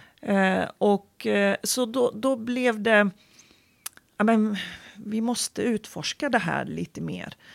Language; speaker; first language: Swedish; non-native, fluent; Arabic